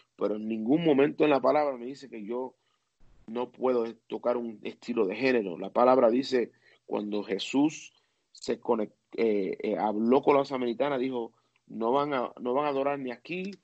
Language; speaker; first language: Spanish; early bilingual, heritage; Spanish